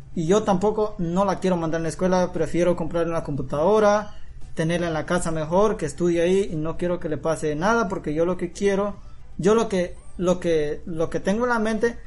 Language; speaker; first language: Spanish; non-native, local second language; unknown